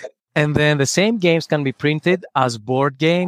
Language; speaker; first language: English; non-native, fluent; Greek